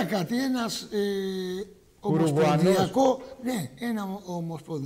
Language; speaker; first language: Greek; early bilingual, heritage; Greek